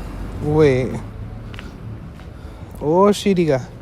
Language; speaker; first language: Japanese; non-native, learner; English